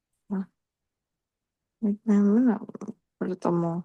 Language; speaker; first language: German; non-native, learner; Indonesian